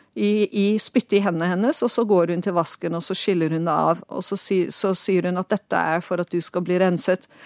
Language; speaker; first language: Norwegian; non-native, fluent; Dutch